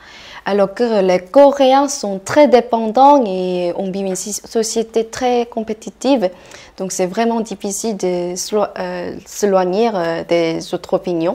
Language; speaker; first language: French; non-native, fluent; Korean